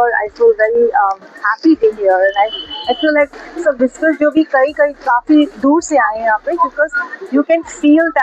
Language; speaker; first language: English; non-native, local second language; Hindi